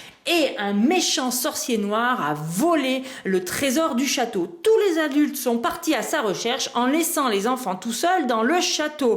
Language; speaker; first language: French; native; French